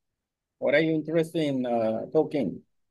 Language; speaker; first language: English; non-native, learner; Korean